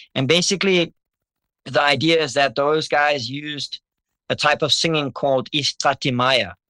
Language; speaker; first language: English; native; English